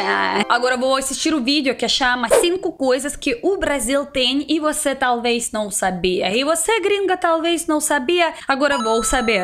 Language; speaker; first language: Portuguese; non-native, learner; Russian